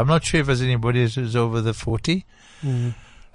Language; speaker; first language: English; non-native, fluent; French